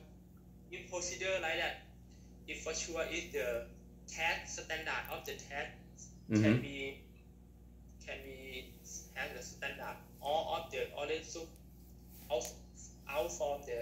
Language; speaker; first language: English; non-native, learner; Thai